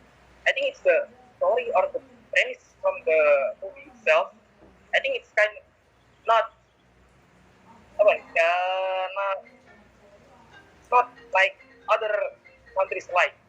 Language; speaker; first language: English; non-native, learner; Indonesian